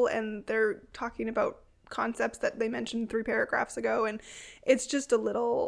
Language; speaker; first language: English; native; English